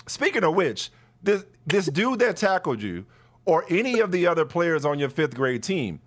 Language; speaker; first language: English; native; English